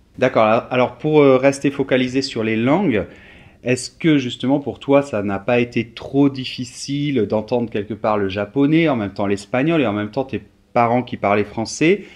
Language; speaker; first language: French; native; French